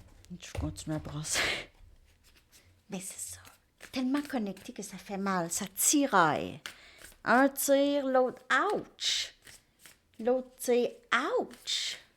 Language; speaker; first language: French; native; French